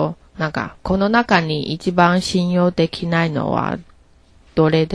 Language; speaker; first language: Japanese; non-native, learner; Chinese